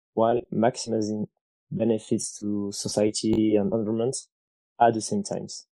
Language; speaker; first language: English; non-native, fluent; French